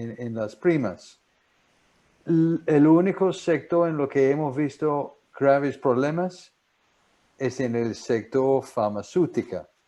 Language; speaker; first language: Spanish; non-native, fluent; English